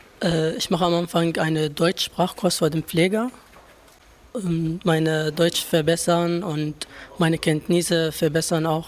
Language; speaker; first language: German; non-native, learner; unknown